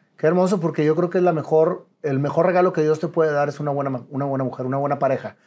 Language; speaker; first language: Spanish; native; Spanish